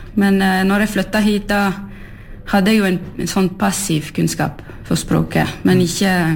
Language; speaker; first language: Norwegian; early bilingual, heritage; French